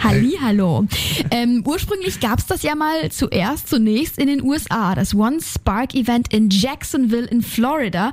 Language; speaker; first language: German; native; German